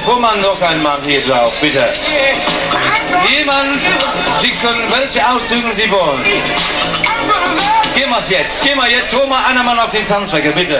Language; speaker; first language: German; non-native, fluent; English